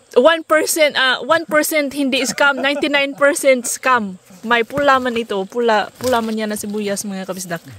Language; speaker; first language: Filipino; non-native, local second language; Cebuano